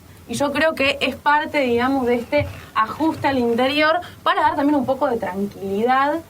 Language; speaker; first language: Spanish; native; Spanish